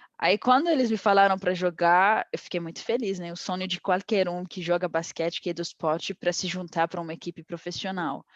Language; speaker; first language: Portuguese; non-native, fluent; Arabic